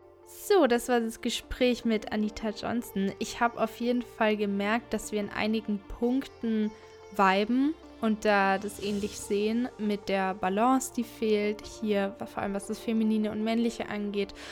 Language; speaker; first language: German; native; German